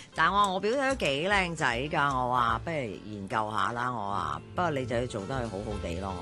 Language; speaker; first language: Cantonese; early bilingual, heritage; Cantonese